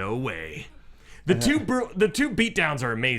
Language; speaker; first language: English; native; English